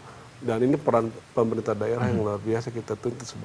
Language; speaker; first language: Indonesian; native; Indonesian